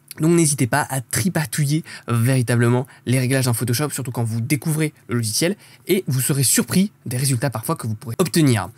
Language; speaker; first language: French; native; French